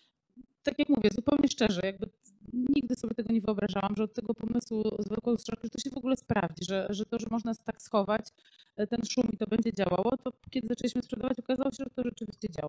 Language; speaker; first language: Polish; native; Polish